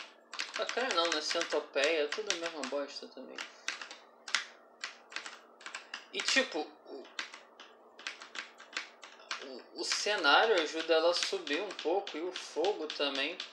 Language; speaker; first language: Portuguese; native; Portuguese